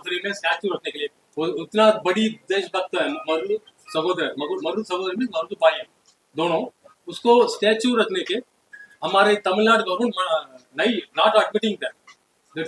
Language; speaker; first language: Hindi; non-native, learner; Tamil